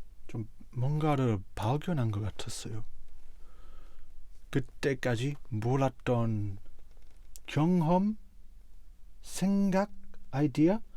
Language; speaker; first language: Korean; non-native, fluent; English